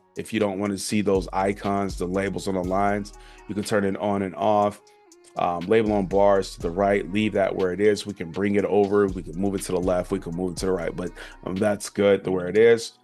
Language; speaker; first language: English; native; English